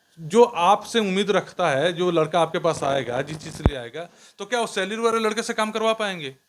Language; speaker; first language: Hindi; native; Hindi